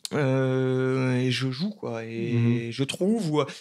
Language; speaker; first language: French; native; French